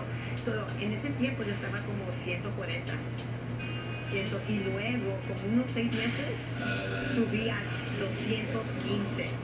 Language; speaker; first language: Spanish; early bilingual, heritage; Spanish